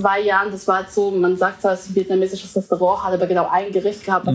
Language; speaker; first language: German; early bilingual, other home language; Vietnamese